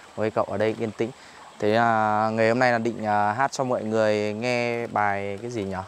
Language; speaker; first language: Vietnamese; native; Vietnamese